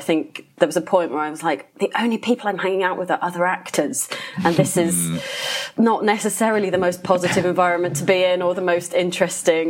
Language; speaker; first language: English; native; English